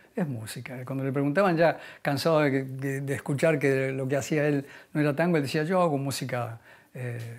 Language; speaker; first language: Spanish; native; Spanish